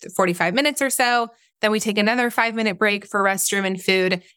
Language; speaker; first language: English; native; English